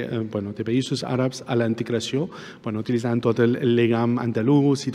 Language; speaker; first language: Catalan; non-native, fluent; Arabic